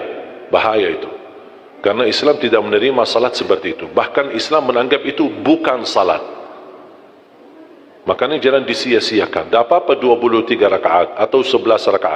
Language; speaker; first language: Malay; non-native, fluent; Arabic